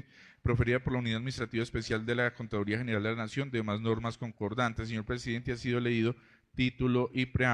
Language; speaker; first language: Spanish; native; Spanish